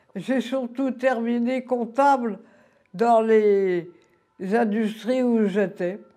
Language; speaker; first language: French; native; French